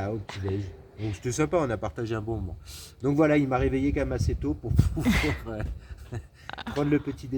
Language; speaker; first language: French; native; French